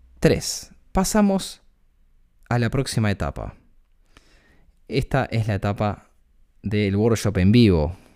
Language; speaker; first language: Spanish; native; Spanish